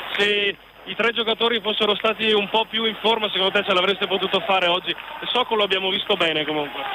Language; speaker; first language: Italian; native; Italian